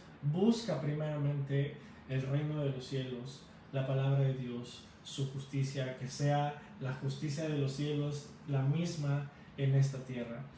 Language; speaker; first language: Spanish; native; Spanish